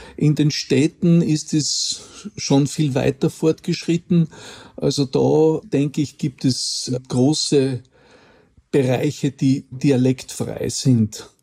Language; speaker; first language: German; native; German